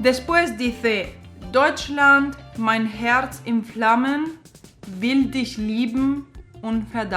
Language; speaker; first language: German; non-native, fluent; Spanish